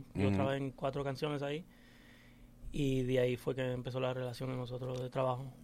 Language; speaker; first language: Spanish; early bilingual, heritage; English